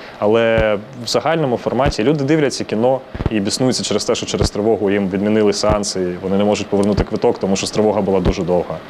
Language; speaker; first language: Ukrainian; non-native, local second language; Russian